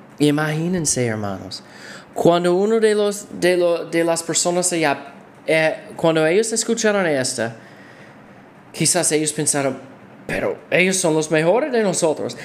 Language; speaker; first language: Spanish; non-native, fluent; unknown